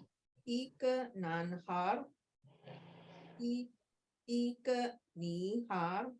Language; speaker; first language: Chinese; non-native, learner; Indonesian